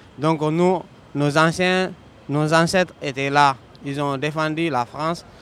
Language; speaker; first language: French; non-native, local second language; Wolof